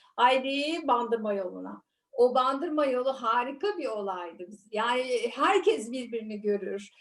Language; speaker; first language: Turkish; native; Turkish